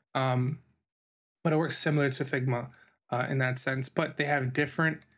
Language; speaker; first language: English; native; English